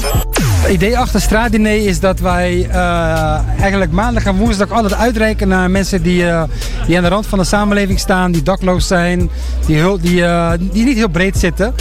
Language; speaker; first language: Dutch; native; Dutch